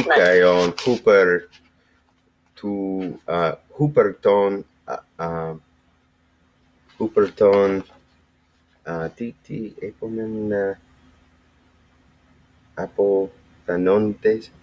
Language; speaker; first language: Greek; non-native, learner; English